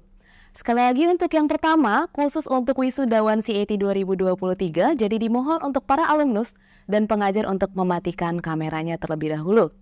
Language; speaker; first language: Indonesian; native; Indonesian